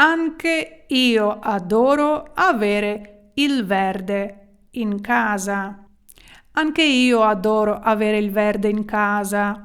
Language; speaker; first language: Italian; non-native, fluent; Ukrainian